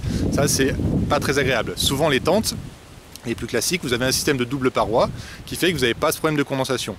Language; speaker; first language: French; native; French